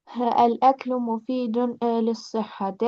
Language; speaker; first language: Arabic; non-native, learner; Albanian